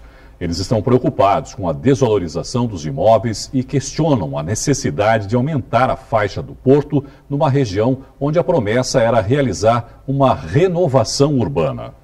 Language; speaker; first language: Portuguese; native; Portuguese